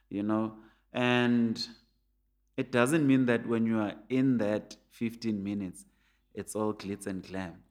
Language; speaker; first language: English; non-native, local second language; Venda